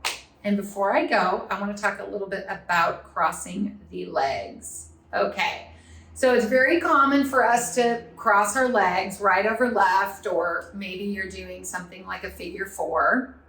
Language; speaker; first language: English; native; English